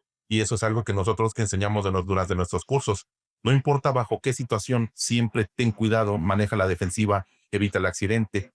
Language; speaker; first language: Spanish; native; Spanish